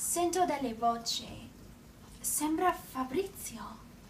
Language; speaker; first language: Italian; non-native, learner; English